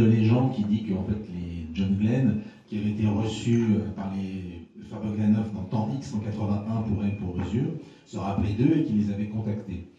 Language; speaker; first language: French; native; French